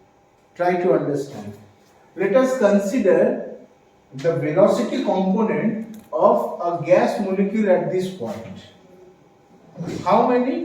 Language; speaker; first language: English; non-native, local second language; Bangla